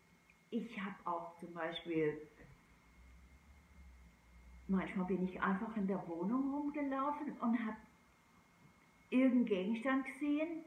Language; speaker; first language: German; non-native, fluent; English